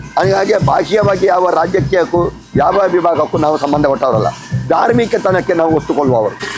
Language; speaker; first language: Kannada; non-native, local second language; Tulu